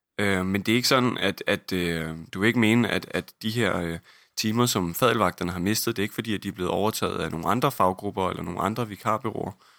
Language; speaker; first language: Danish; native; Danish